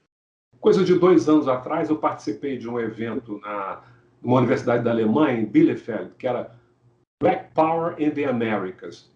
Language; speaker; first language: Portuguese; native; Portuguese